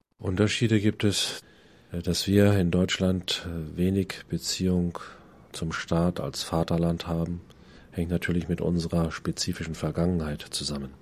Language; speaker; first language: German; native; German